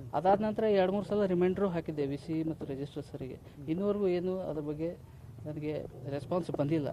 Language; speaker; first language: Kannada; non-native, local second language; Lambadi